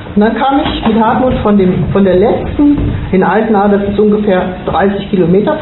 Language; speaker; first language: German; native; German